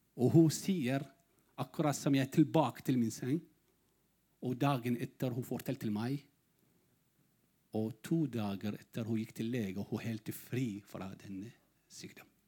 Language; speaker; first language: Norwegian; non-native, learner; Arabic